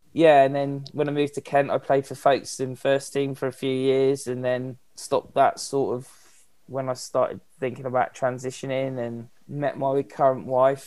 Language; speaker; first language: English; native; English